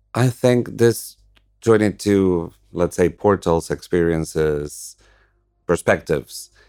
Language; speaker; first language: English; non-native, fluent; Spanish